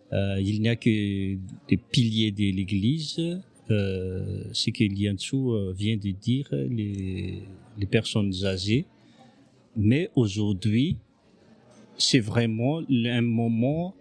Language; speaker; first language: French; non-native, local second language; Malagasy